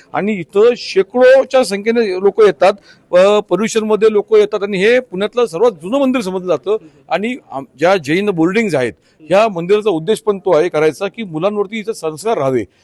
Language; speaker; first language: Marathi; native; Marathi